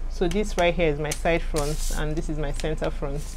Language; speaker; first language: English; non-native, local second language; Igbo